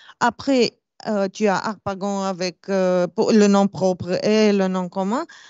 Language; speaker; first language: French; non-native, fluent; Romanian